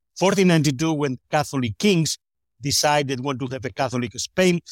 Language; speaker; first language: English; non-native, fluent; Spanish